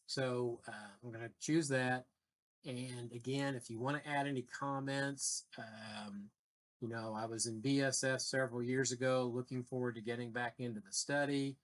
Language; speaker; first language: English; native; English